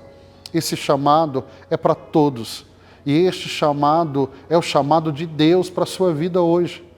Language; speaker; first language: Portuguese; native; Portuguese